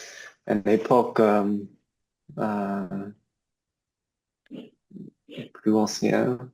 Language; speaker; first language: French; non-native, learner; English